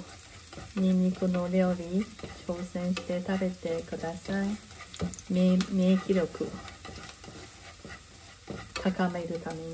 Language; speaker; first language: Japanese; non-native, learner; Chinese